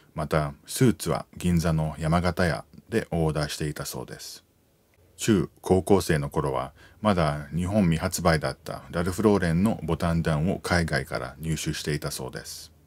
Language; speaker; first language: Japanese; non-native, fluent; English